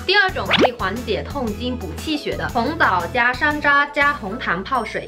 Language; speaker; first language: Chinese; native; Chinese